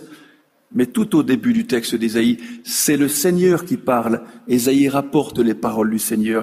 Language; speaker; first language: French; native; French